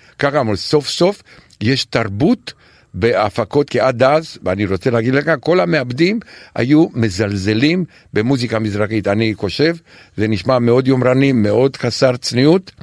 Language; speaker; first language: Hebrew; non-native, fluent; Romanian